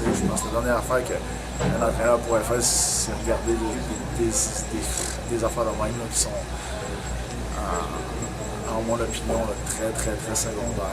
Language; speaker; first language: French; native; French